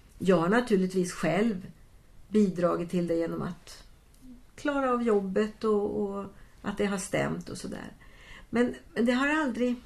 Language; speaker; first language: Swedish; native; Swedish